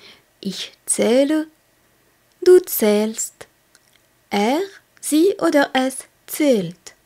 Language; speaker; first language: German; non-native, fluent; French